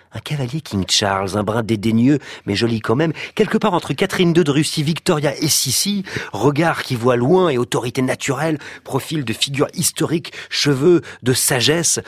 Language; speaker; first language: French; native; French